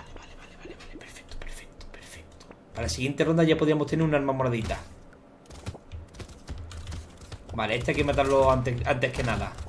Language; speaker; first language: Spanish; native; Spanish